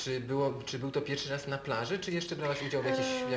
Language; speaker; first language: Polish; native; Polish